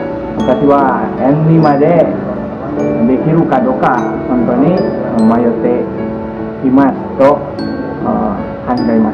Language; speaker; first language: Japanese; non-native, learner; Indonesian